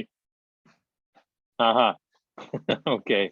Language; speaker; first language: Spanish; non-native, fluent; English